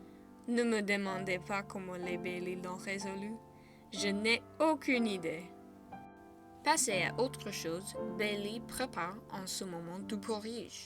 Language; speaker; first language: French; non-native, fluent; English